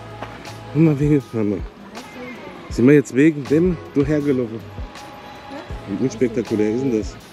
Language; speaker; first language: German; native; German